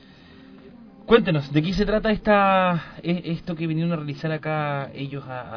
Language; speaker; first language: Spanish; native; Spanish